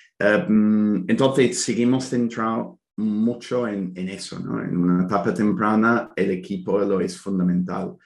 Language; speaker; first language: Spanish; non-native, fluent; English